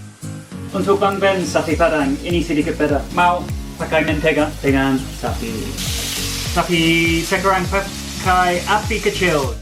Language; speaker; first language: Indonesian; non-native, fluent; English